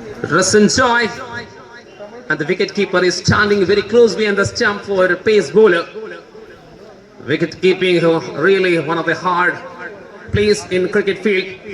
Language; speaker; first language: English; non-native, local second language; Malayalam